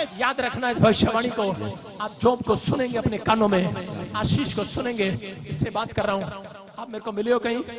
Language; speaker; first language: Hindi; non-native, local second language; Punjabi